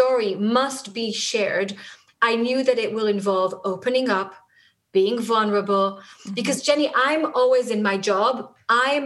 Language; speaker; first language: English; non-native, fluent; Hebrew